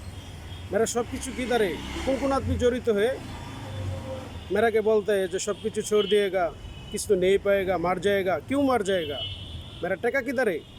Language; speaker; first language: Hindi; non-native, learner; Bangla